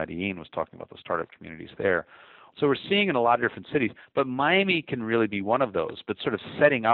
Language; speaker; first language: English; native; English